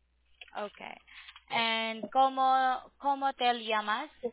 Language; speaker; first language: Spanish; non-native, learner; English